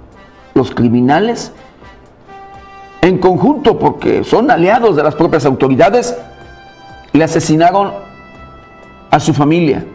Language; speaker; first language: Spanish; native; Spanish